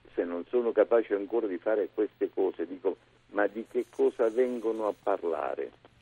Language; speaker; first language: Italian; native; Italian